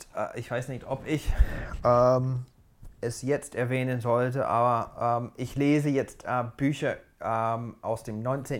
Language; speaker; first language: German; non-native, fluent; English